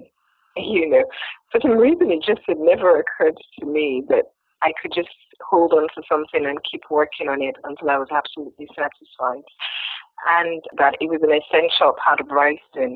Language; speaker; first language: English; non-native, local second language; Yoruba